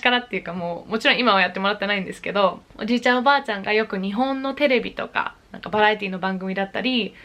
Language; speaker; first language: Japanese; early bilingual, heritage; English